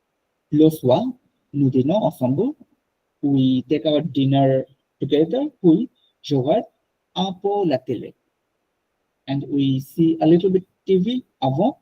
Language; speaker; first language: French; non-native, learner; Bangla